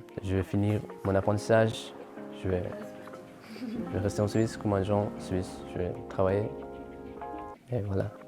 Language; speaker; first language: French; non-native, learner; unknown